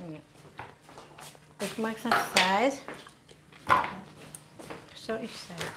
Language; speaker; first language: German; non-native, learner; Thai